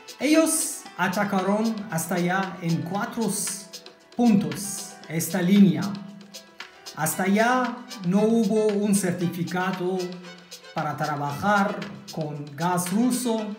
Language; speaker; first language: Spanish; non-native, fluent; German